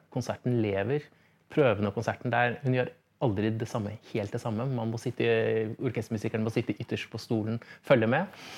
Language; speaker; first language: Norwegian; native; Norwegian